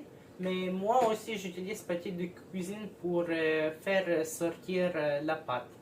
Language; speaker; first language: French; non-native, learner; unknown